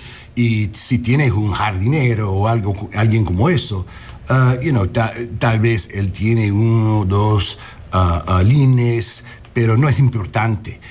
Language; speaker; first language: Spanish; non-native, learner; English